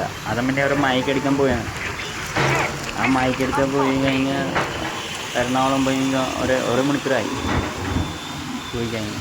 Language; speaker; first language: Malayalam; non-native, learner; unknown